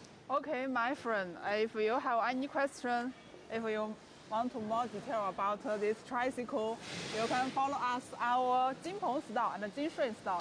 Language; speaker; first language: English; non-native, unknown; Chinese